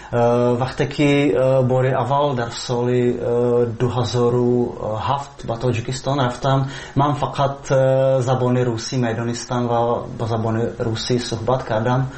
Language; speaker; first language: Persian; non-native, fluent; Czech